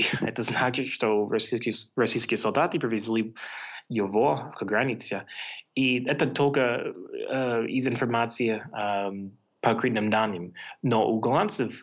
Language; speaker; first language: Russian; non-native, fluent; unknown